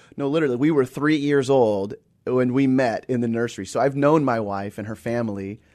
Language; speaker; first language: English; native; English